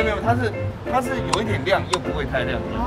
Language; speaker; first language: Chinese; native; Chinese